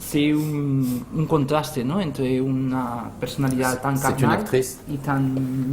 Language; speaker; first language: French; non-native, fluent; Spanish